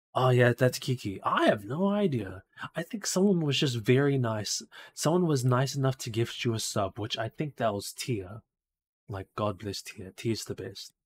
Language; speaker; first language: English; native; English